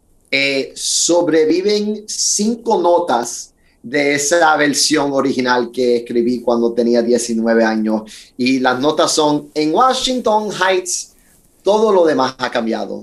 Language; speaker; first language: Spanish; early bilingual, heritage; Spanish